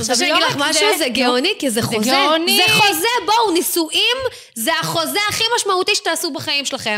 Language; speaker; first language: Hebrew; native; Hebrew